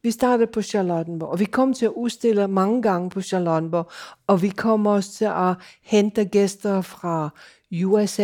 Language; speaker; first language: Danish; non-native, fluent; English